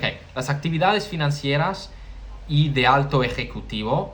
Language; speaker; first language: Spanish; non-native, learner; English